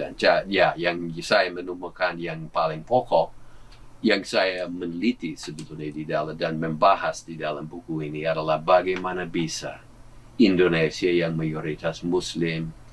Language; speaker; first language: Indonesian; non-native, fluent; English